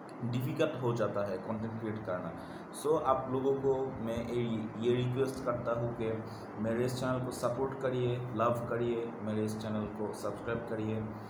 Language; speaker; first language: Hindi; non-native, learner; Bangla